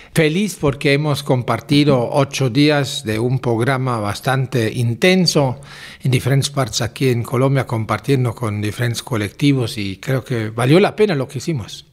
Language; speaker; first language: Spanish; non-native, fluent; German